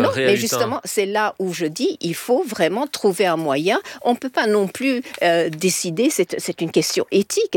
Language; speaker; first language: French; native; French